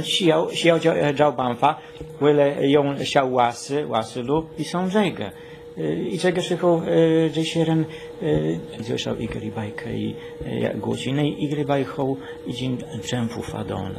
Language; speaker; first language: Chinese; non-native, learner; Polish